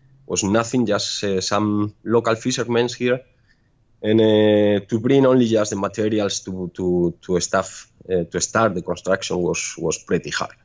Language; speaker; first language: English; non-native, fluent; Spanish